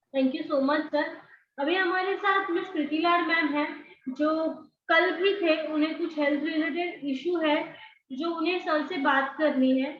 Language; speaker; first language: Hindi; non-native, local second language; Marathi